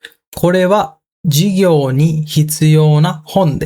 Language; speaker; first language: Japanese; non-native, fluent; Sinhala